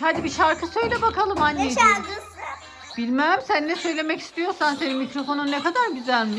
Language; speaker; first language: Turkish; native; Turkish